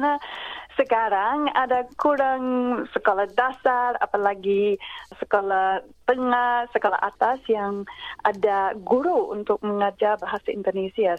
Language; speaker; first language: Indonesian; non-native, fluent; English